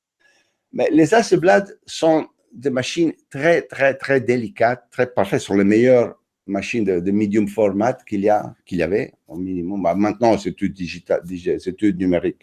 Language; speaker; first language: French; non-native, fluent; Italian